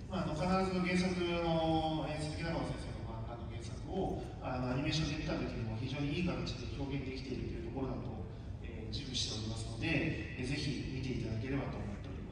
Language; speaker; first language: Japanese; native; Japanese